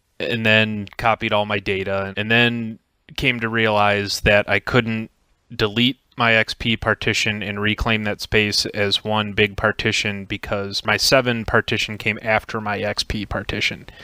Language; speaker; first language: English; native; English